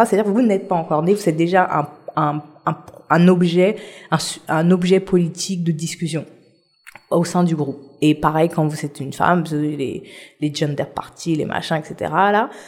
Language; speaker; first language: French; non-native, local second language; Haitian Creole